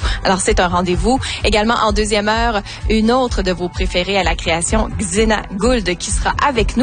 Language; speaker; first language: French; native; French